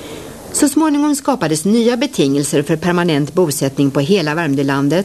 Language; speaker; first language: Swedish; native; Swedish